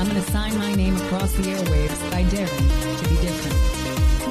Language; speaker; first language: English; early bilingual, other home language; Spanish